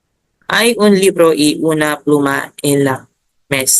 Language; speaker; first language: Spanish; non-native, learner; Filipino